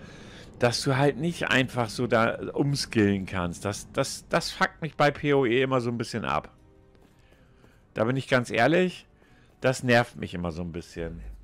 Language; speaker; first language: German; native; German